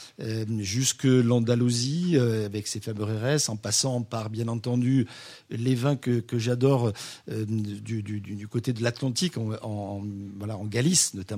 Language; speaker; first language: French; native; French